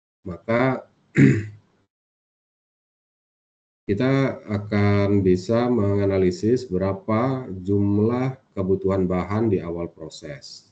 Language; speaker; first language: Indonesian; native; Indonesian